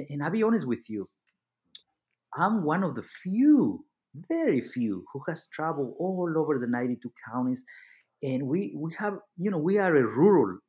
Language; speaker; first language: English; non-native, fluent; Spanish